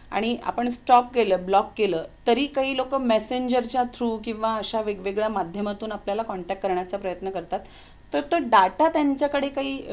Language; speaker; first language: Marathi; native; Marathi